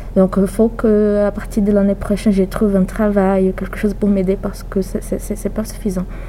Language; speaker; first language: French; non-native, fluent; Portuguese